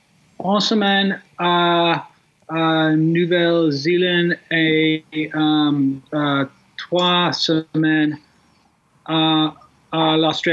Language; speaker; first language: French; non-native, learner; English